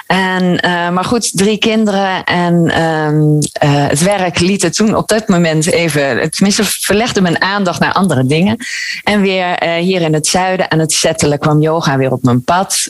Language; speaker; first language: Dutch; native; Dutch